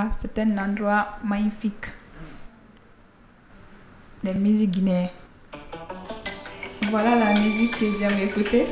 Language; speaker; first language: French; non-native, learner; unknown